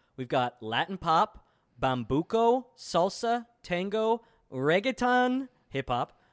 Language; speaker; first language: English; native; English